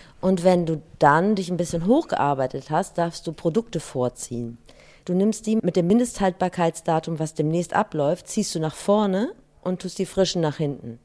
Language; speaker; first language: German; native; German